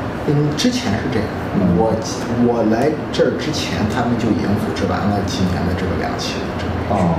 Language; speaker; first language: Chinese; native; Chinese